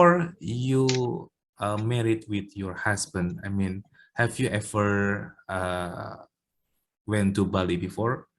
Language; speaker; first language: English; non-native, learner; Indonesian